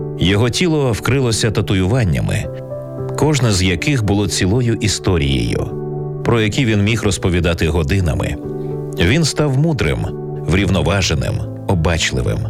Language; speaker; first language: Ukrainian; native; Ukrainian